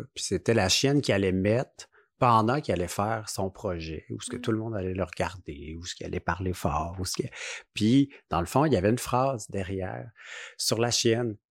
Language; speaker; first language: French; native; French